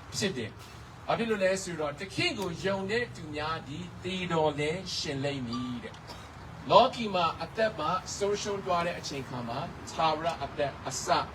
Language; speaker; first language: Burmese; non-native, local second language; Kachin